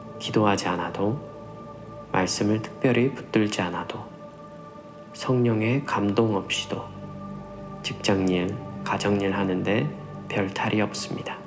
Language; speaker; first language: Korean; native; Korean